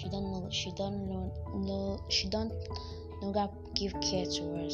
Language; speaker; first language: English; non-native, local second language; Igbo